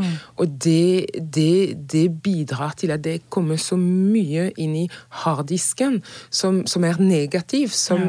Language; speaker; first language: Norwegian; non-native, fluent; French